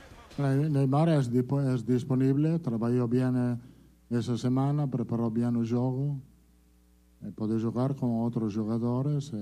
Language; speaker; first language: Portuguese; non-native, fluent; Italian